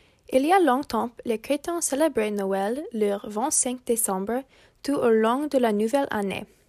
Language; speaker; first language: French; non-native, learner; English